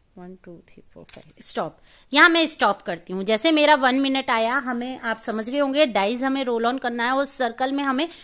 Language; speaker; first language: Hindi; native; Hindi